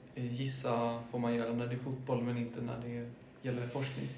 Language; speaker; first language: Swedish; early bilingual, other home language; German